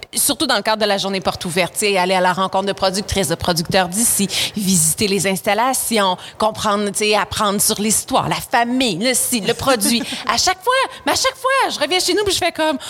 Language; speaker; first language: French; native; French